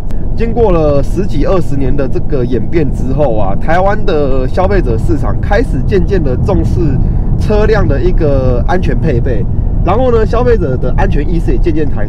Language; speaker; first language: Chinese; native; Chinese